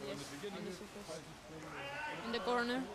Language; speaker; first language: English; non-native, learner; Spanish